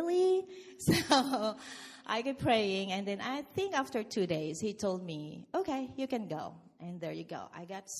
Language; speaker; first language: English; non-native, local second language; Filipino